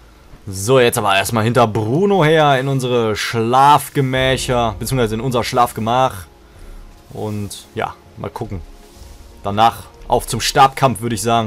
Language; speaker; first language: German; native; German